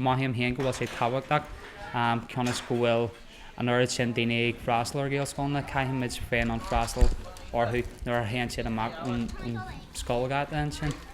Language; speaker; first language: Irish; non-native, local second language; English